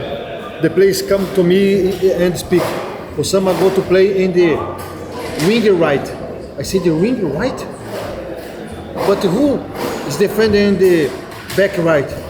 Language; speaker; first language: English; non-native, learner; Portuguese